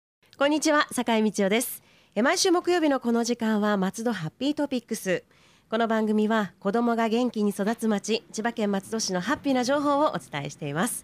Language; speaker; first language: Japanese; native; Japanese